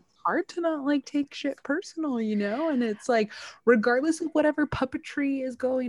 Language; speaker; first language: English; early bilingual, other home language; Spanish